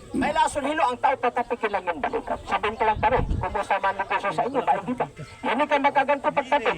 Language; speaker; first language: Filipino; non-native, local second language; Cebuano